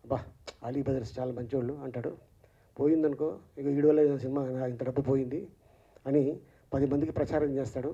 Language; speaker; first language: Telugu; native; Telugu